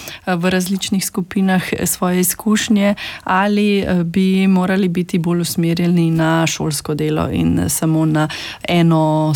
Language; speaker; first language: Slovenian; native; Slovenian